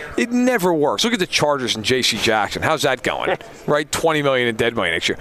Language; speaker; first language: English; native; English